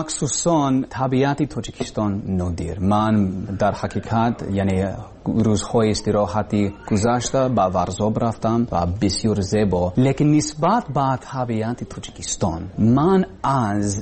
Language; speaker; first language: Persian; non-native, learner; English